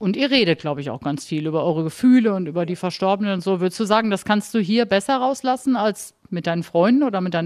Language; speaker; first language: German; native; German